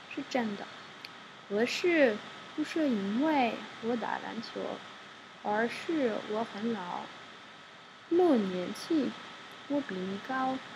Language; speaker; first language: Chinese; non-native, learner; French